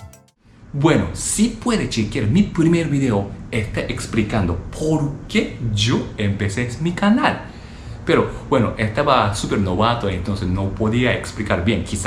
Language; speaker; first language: Spanish; non-native, learner; Japanese